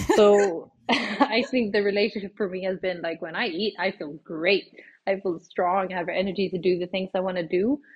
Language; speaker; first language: English; non-native, fluent; Swedish